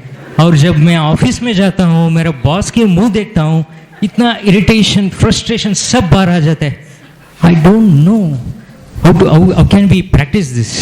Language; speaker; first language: Hindi; non-native, local second language; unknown